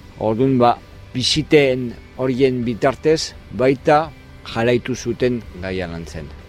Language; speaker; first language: Basque; non-native, fluent; French